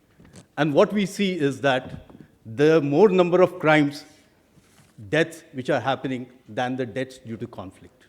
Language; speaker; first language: English; non-native, local second language; Hindi